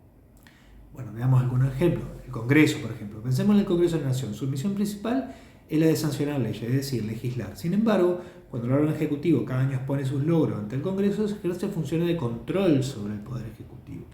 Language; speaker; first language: Spanish; native; Spanish